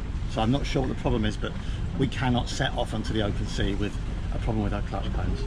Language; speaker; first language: English; native; English